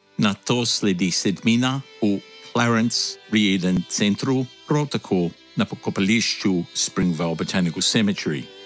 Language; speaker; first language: Slovenian; early bilingual, heritage; Slovenian